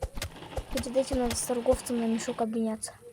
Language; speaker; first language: Russian; native; Russian